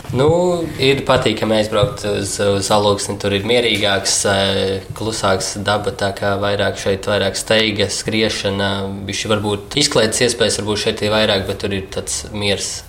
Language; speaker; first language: Latvian; native; Latvian